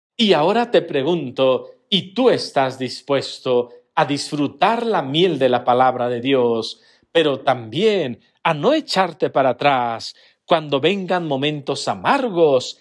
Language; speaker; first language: Spanish; native; Spanish